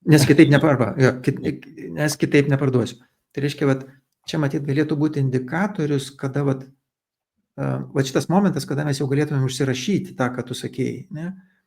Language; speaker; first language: Lithuanian; native; Lithuanian